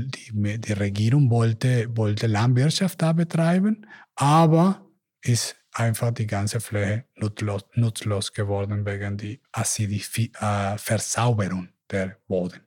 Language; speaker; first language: German; non-native, learner; Spanish